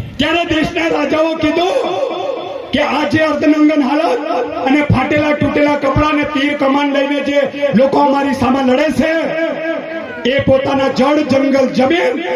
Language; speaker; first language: Gujarati; non-native, local second language; Rathawi